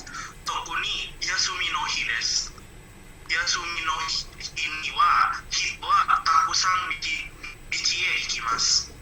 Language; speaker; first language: Japanese; non-native, learner; Indonesian